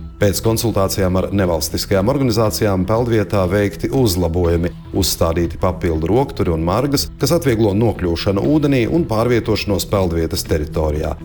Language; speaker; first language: Latvian; non-native, local second language; Russian